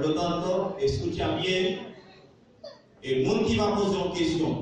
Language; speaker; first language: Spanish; non-native, learner; Haitian Creole